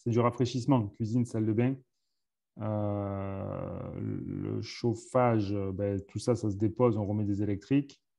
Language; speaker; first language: French; native; French